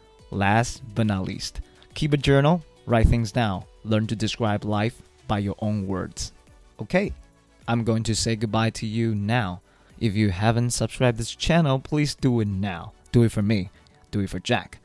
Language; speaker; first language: English; non-native, fluent; Chinese